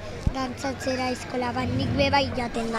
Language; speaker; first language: Basque; non-native, local second language; Spanish